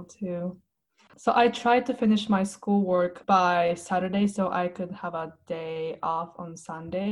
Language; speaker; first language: English; non-native, fluent; Japanese